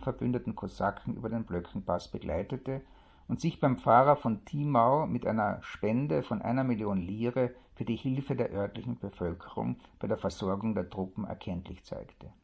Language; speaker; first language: German; native; German